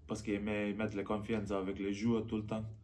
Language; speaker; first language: French; non-native, learner; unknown